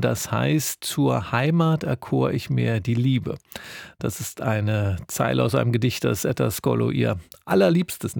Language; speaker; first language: German; native; German